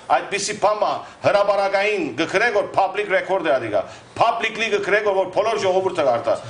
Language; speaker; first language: Armenian; native; Armenian